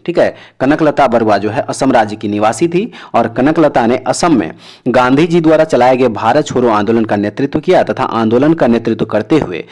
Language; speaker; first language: Hindi; native; Hindi